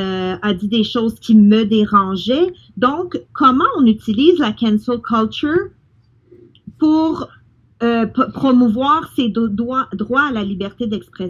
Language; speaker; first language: French; native; French